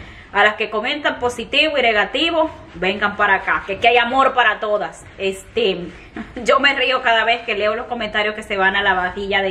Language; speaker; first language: Spanish; native; Spanish